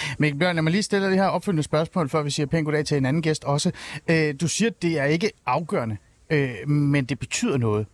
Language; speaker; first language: Danish; early bilingual, other home language; Persian